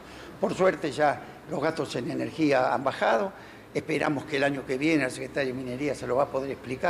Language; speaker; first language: Spanish; native; Spanish